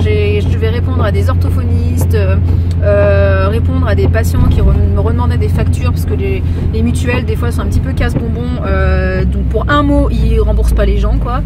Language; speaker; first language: French; native; French